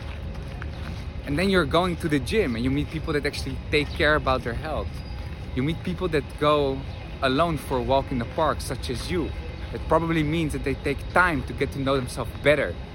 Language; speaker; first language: English; non-native, fluent; Dutch